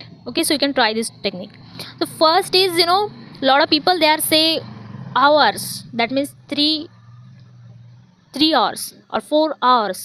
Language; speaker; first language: English; non-native, learner; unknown